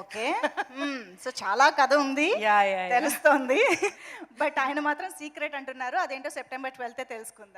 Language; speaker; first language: Telugu; native; Telugu